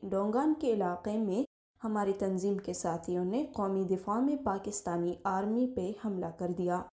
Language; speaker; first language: Urdu; non-native, local second language; Baluchi